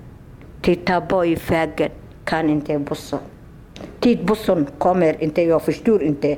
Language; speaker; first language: Swedish; non-native, learner; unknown